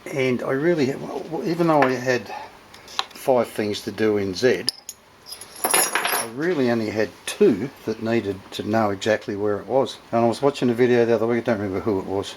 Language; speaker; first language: English; native; English